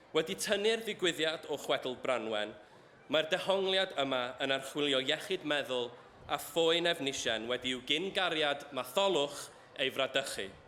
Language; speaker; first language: Welsh; native; Welsh